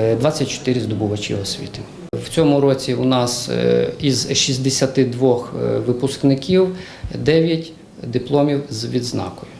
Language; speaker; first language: Ukrainian; native; Ukrainian